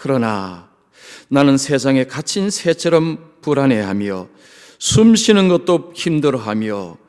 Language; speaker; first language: Korean; native; Korean